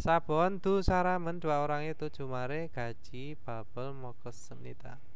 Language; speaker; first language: Korean; non-native, fluent; Indonesian